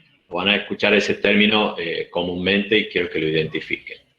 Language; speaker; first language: Spanish; native; Spanish